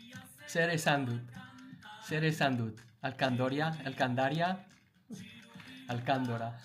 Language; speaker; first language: Basque; non-native, learner; English